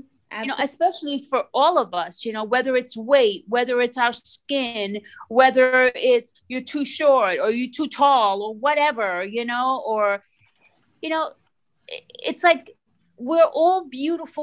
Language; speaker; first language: English; early bilingual, other home language; Italian